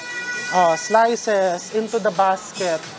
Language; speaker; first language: English; non-native, local second language; Filipino